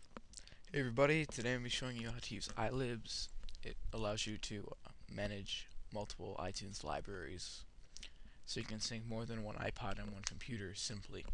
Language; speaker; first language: English; native; English